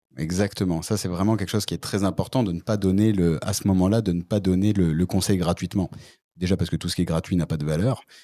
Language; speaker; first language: French; native; French